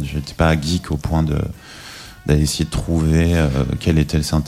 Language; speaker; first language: French; native; French